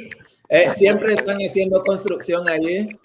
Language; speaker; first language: Spanish; early bilingual, heritage; Spanish